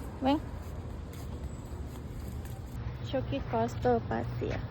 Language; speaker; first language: Portuguese; non-native, learner; Thai